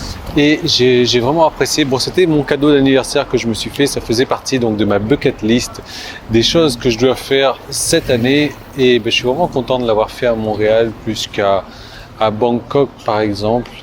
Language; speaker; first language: French; native; French